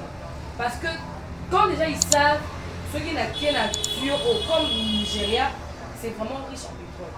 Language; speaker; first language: French; non-native, local second language; Lingala